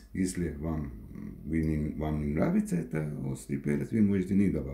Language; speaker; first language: Russian; non-native, learner; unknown